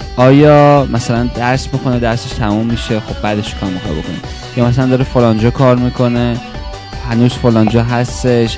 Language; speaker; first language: Persian; early bilingual, heritage; Persian